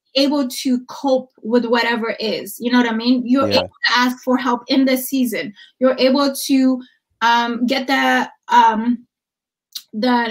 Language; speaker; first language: English; non-native, fluent; Amharic